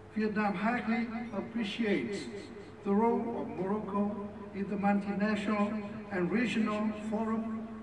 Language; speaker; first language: English; non-native, fluent; Vietnamese